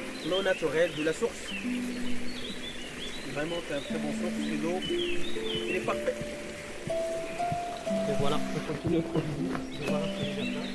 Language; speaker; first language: French; non-native, local second language; Arabic